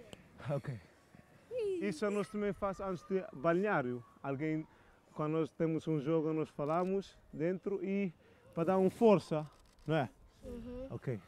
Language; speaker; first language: Portuguese; non-native, learner; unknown